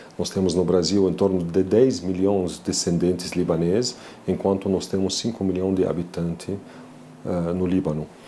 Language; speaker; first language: Portuguese; non-native, fluent; Arabic